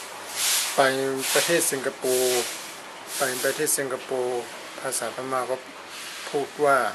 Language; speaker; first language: Thai; non-native, fluent; Burmese